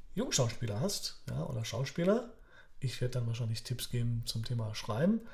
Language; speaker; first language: German; early bilingual, other home language; Polish